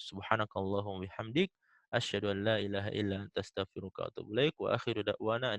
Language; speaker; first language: Arabic; non-native, fluent; Indonesian